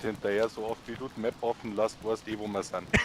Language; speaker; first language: German; native; German